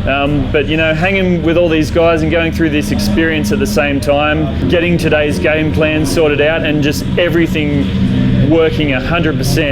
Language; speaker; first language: English; native; English